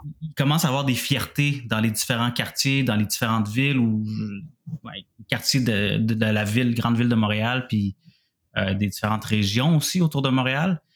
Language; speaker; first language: French; native; French